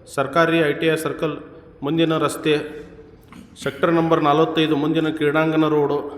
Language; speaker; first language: Kannada; non-native, local second language; Urdu